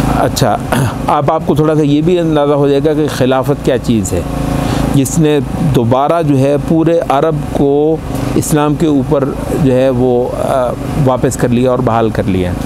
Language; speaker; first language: Urdu; non-native, local second language; Punjabi